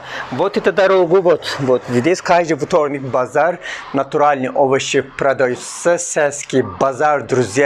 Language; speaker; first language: Russian; non-native, fluent; Turkish